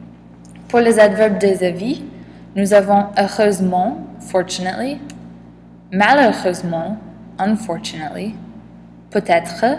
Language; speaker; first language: French; non-native, learner; English